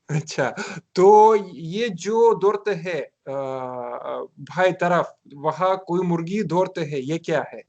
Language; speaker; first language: Hindi; non-native, learner; Russian